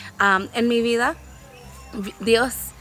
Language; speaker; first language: Spanish; non-native, learner; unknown